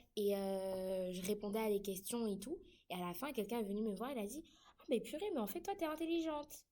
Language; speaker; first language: French; native; French